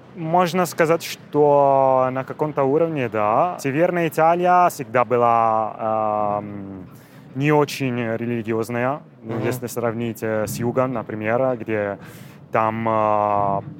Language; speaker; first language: Russian; non-native, fluent; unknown